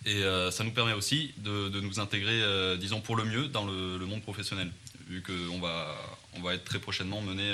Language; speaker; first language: French; native; French